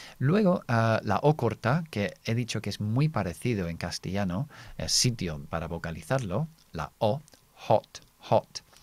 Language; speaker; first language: Spanish; non-native, fluent; English